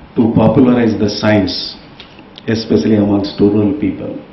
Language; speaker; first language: English; non-native, local second language; Kannada